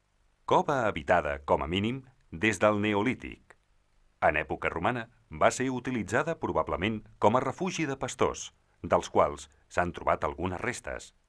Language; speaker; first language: Catalan; native; Catalan